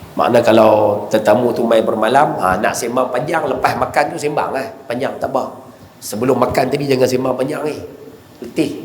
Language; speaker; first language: Malay; native; Malay